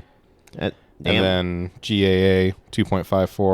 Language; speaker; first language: English; native; English